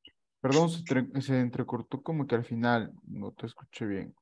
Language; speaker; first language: Spanish; native; Spanish